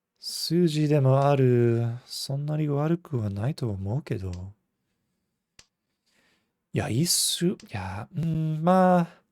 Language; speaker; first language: Japanese; non-native, fluent; English